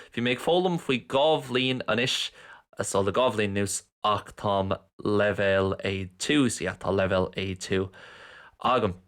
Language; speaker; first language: Irish; non-native, local second language; English